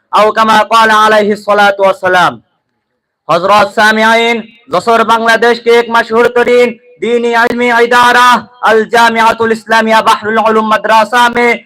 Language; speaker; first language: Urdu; non-native, fluent; Bangla